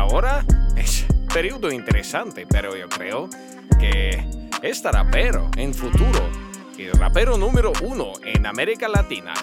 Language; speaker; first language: Spanish; non-native, learner; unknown